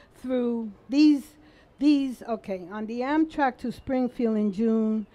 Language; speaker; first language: English; early bilingual, other home language; Spanish